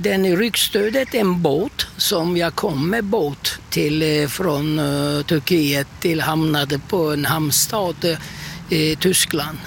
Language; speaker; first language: Swedish; non-native, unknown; Turkish